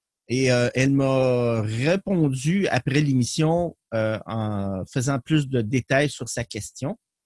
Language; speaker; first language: French; native; French